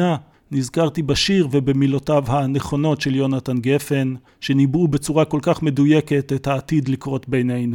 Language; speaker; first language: Hebrew; native; Hebrew